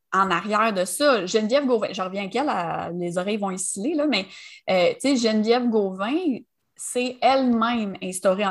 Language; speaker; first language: French; native; French